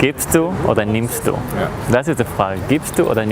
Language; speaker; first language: German; non-native, learner; Spanish